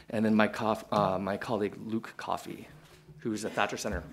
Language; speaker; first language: English; native; English